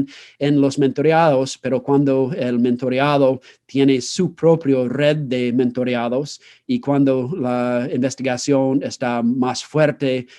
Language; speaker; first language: Spanish; non-native, fluent; English